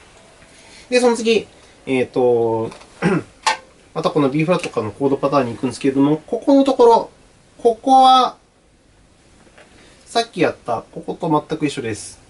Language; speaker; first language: Japanese; native; Japanese